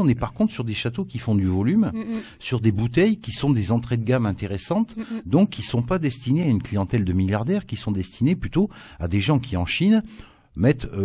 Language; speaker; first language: French; native; French